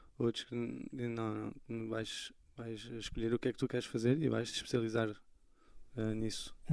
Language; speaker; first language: Portuguese; early bilingual, other home language; French